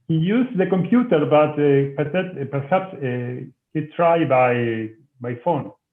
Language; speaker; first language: English; non-native, fluent; Spanish